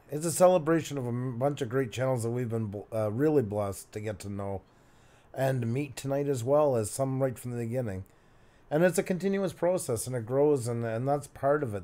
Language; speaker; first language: English; native; English